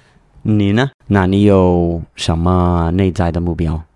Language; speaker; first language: Chinese; non-native, learner; English